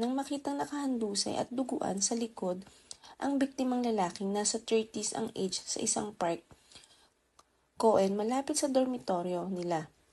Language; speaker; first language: Filipino; native; Filipino